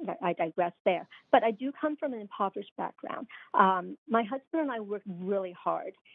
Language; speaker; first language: English; non-native, local second language; Cantonese